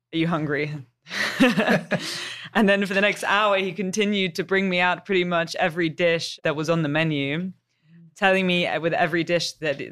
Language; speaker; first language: English; native; English